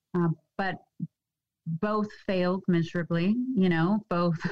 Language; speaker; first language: English; native; English